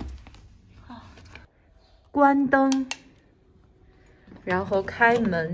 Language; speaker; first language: Chinese; native; Chinese